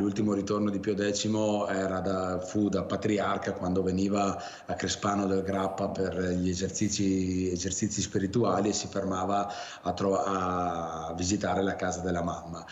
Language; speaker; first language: Italian; native; Italian